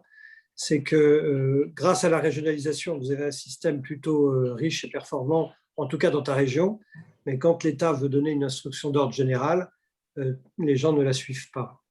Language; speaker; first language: French; native; French